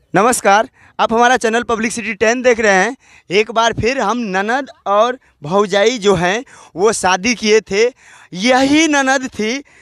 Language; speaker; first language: Hindi; native; Hindi